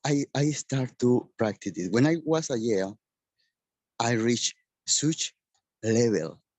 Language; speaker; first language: English; non-native, learner; Spanish